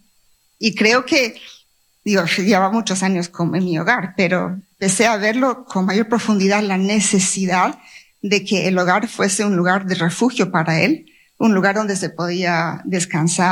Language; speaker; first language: Spanish; native; Spanish